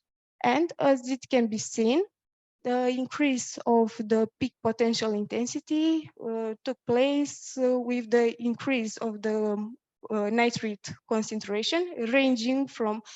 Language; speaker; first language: English; non-native, fluent; Romanian